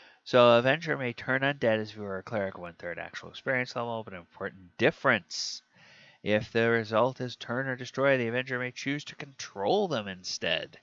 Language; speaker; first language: English; native; English